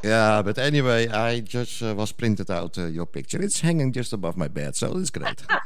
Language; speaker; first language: English; non-native, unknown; Dutch